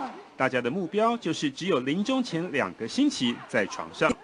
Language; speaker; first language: Chinese; native; Chinese